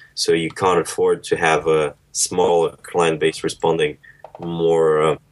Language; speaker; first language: English; early bilingual, other home language; Russian